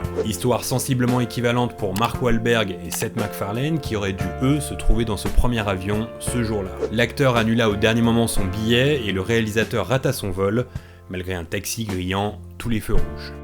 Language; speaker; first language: French; native; French